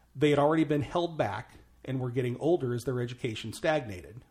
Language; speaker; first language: English; native; English